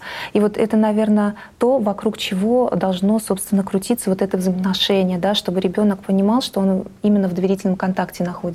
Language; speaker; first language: Russian; native; Russian